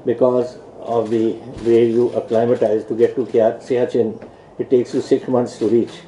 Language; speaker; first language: English; non-native, local second language; Punjabi